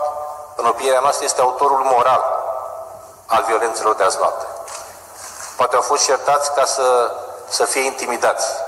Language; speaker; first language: Romanian; native; Romanian